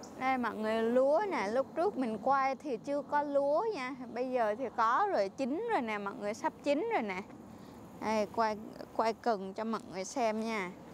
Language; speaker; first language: Vietnamese; non-native, fluent; Jarai